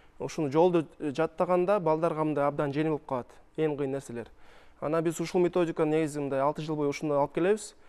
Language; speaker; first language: Kyrgyz; non-native, local second language; Russian